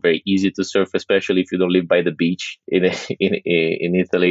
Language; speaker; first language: English; non-native, fluent; Italian